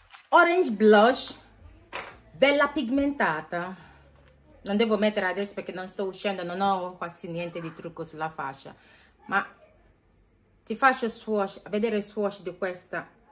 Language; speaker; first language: Italian; non-native, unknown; English